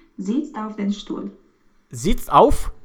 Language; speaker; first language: German; non-native, fluent; Romanian